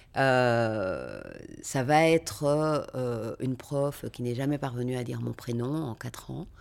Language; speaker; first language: French; native; French